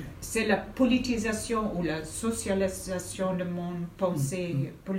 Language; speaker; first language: French; non-native, fluent; German